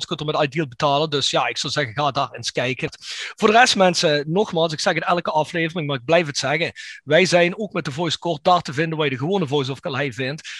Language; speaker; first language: Dutch; native; Dutch